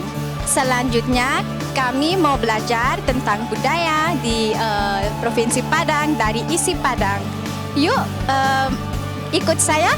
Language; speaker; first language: Indonesian; non-native, fluent; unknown